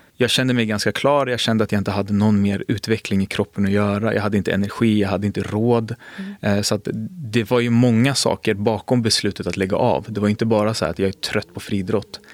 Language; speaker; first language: Swedish; native; Swedish